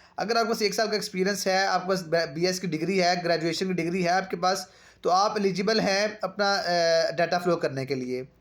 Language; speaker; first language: Urdu; non-native, local second language; Punjabi